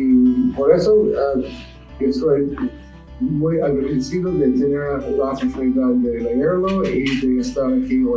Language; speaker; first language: Spanish; non-native, learner; English